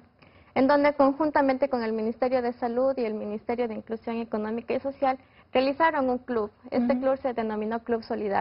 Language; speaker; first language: Spanish; native; Spanish